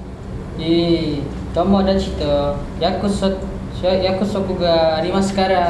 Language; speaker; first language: Japanese; non-native, learner; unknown